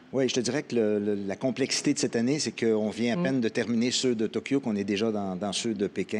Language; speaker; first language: French; native; French